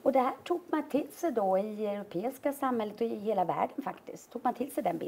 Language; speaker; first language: Swedish; native; Swedish